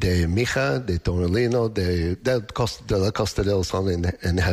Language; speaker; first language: Spanish; non-native, learner; English